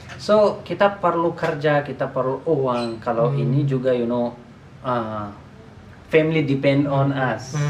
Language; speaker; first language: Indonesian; non-native, learner; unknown